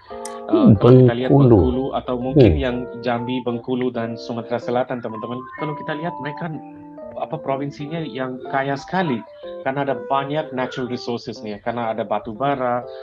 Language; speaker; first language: Indonesian; non-native, fluent; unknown